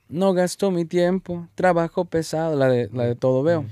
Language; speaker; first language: Spanish; early bilingual, heritage; Spanish